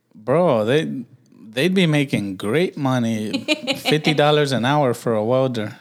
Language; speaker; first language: English; native; English